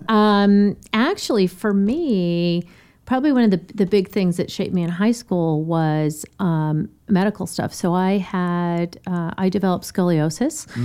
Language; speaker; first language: English; native; English